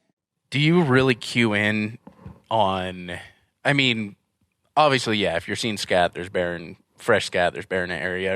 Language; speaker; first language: English; native; English